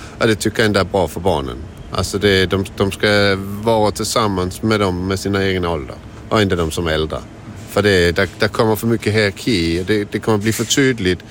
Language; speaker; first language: Swedish; non-native, fluent; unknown